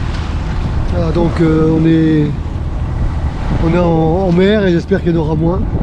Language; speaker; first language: French; native; French